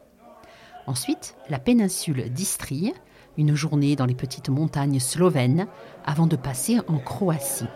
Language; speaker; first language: French; native; French